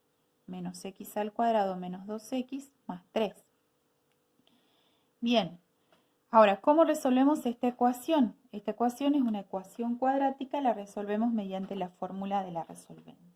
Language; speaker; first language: Spanish; native; Spanish